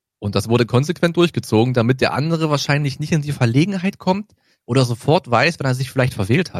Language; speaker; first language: German; native; German